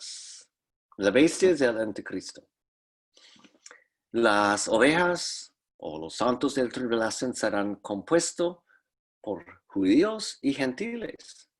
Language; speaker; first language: Spanish; non-native, fluent; English